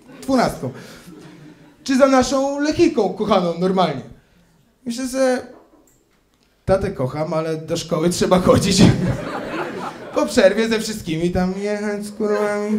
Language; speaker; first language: Polish; native; Polish